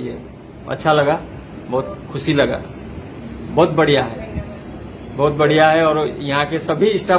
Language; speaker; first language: Hindi; non-native, local second language; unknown